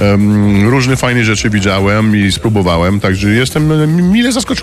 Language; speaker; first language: Polish; non-native, fluent; Spanish